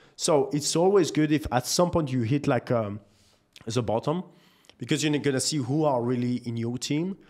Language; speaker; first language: English; non-native, fluent; French